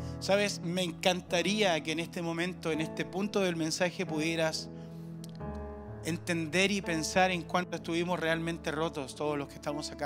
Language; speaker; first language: Spanish; native; Spanish